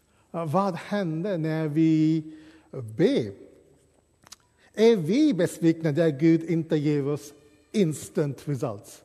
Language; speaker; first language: Swedish; non-native, fluent; English